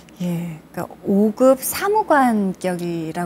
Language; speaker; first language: Korean; native; Korean